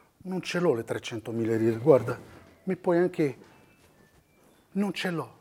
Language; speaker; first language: Italian; non-native, fluent; Arabic